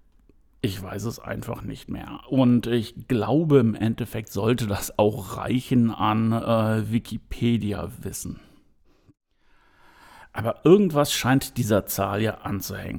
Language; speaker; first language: German; native; German